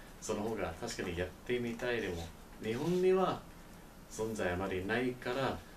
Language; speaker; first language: Japanese; non-native, learner; English